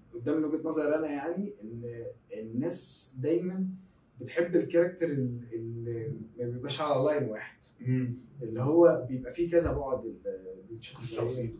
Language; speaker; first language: Arabic; native; Arabic